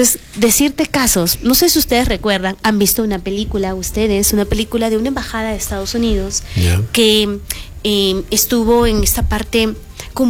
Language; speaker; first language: Spanish; native; Spanish